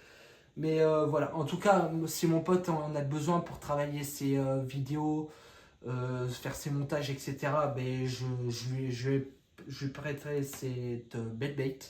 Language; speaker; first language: French; native; French